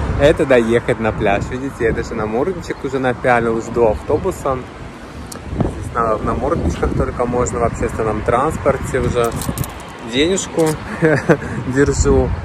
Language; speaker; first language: Russian; native; Russian